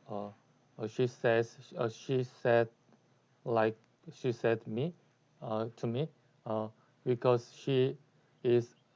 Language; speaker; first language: English; non-native, learner; Korean